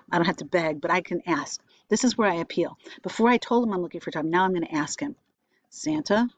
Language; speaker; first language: English; native; English